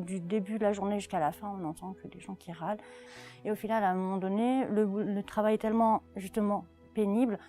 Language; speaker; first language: French; native; French